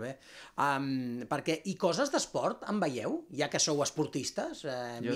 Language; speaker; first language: Catalan; native; Catalan